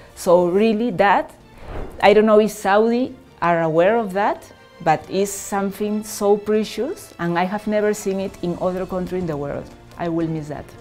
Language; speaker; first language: English; non-native, fluent; Spanish